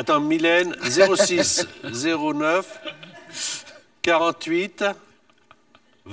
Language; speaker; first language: French; native; French